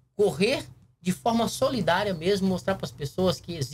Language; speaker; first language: Portuguese; native; Portuguese